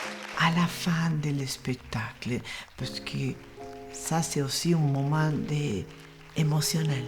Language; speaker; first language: French; non-native, learner; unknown